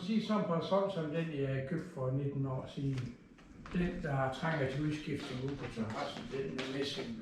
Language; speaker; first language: Danish; native; Danish